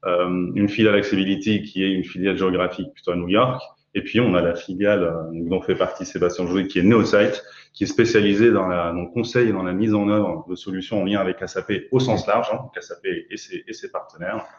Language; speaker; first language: French; native; French